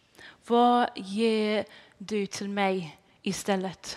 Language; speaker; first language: Swedish; non-native, fluent; English